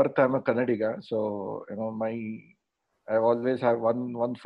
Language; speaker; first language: English; non-native, local second language; Kannada